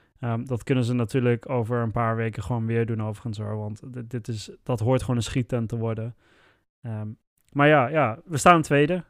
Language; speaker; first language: Dutch; native; Dutch